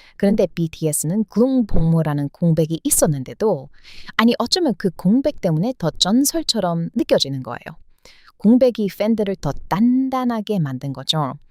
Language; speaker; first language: Korean; non-native, fluent; English